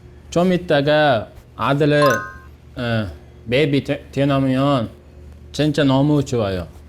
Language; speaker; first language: Korean; non-native, learner; Uzbek